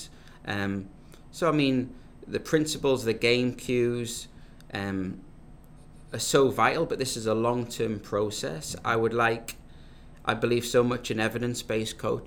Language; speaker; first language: English; native; English